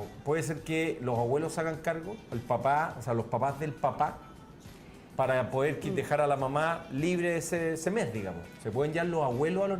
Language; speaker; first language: Spanish; native; Spanish